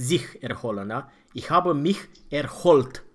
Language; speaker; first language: German; non-native, fluent; Romanian